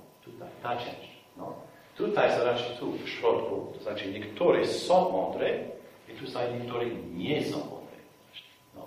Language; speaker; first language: Polish; non-native, fluent; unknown